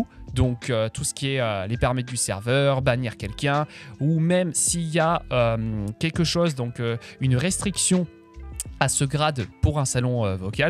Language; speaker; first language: French; native; French